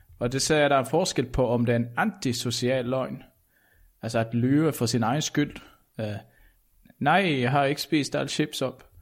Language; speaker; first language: Danish; native; Danish